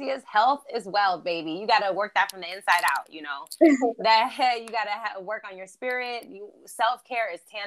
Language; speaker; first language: English; non-native, fluent; German